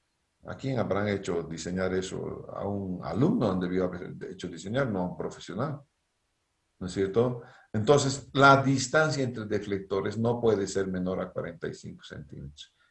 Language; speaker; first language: Spanish; native; Spanish